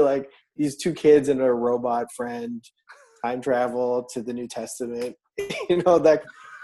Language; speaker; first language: English; non-native, local second language; Filipino